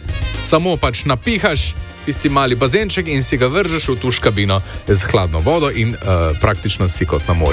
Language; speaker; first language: Slovenian; native; Slovenian